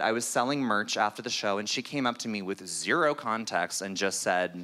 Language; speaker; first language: English; native; English